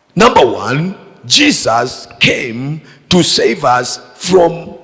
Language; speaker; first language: English; non-native, local second language; Swahili